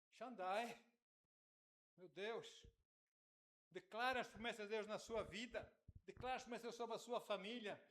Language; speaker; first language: Portuguese; native; Portuguese